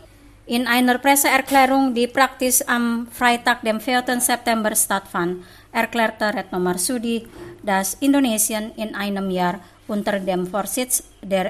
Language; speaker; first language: German; non-native, fluent; Indonesian